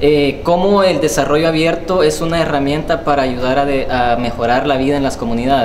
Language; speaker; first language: Spanish; native; Spanish